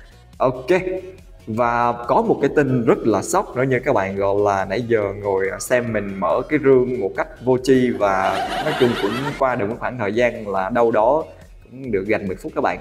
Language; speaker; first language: Vietnamese; native; Vietnamese